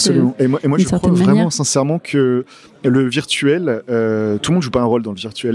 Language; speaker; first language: French; native; French